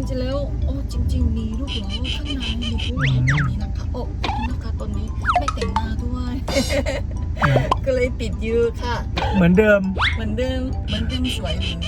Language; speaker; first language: Thai; non-native, learner; Korean